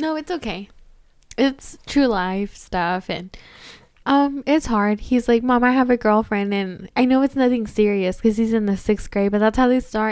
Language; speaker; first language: English; early bilingual, other home language; Spanish